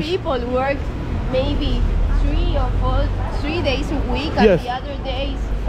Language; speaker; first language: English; non-native, learner; Spanish